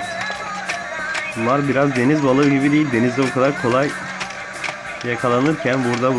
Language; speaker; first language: Turkish; native; Turkish